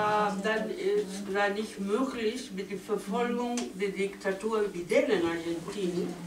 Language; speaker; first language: German; non-native, learner; Spanish